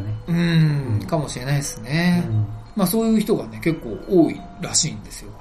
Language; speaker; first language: Japanese; native; Japanese